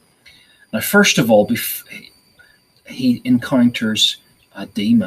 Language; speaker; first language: English; native; English